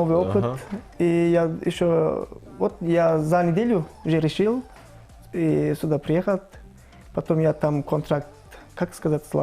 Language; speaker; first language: Russian; non-native, learner; Turkish